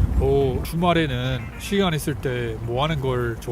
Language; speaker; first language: Korean; non-native, fluent; English